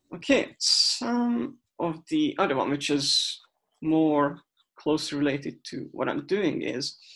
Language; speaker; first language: English; non-native, fluent; Hungarian